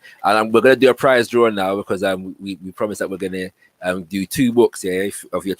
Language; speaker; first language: English; native; English